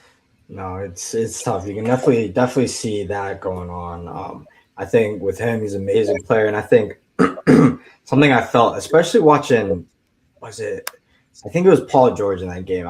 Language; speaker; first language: English; native; English